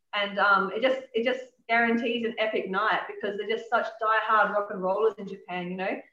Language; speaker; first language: English; native; English